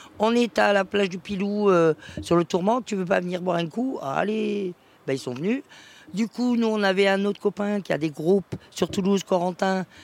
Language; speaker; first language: French; native; French